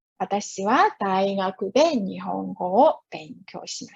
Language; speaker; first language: Japanese; non-native, fluent; Chinese